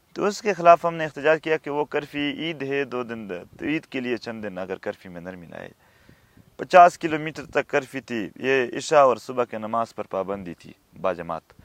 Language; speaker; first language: Urdu; non-native, local second language; Pashto